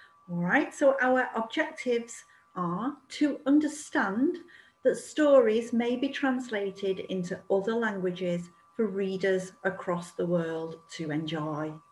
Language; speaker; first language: English; native; English